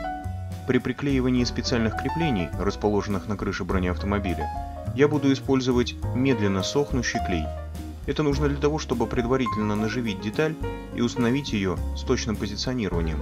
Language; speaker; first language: Russian; native; Russian